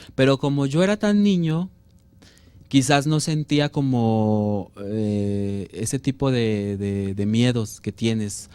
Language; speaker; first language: Spanish; native; Spanish